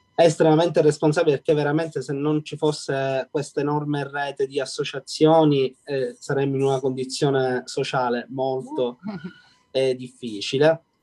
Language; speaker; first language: Italian; native; Italian